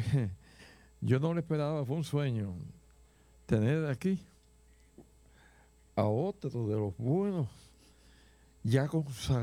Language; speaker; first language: Spanish; native; Spanish